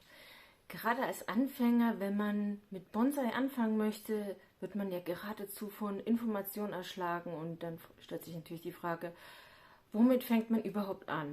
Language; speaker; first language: German; native; German